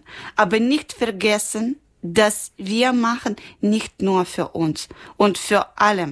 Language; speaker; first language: German; non-native, learner; Ukrainian